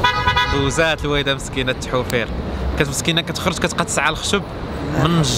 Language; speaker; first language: Arabic; native; Arabic